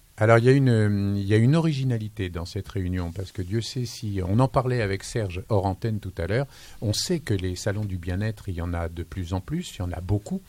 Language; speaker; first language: French; native; French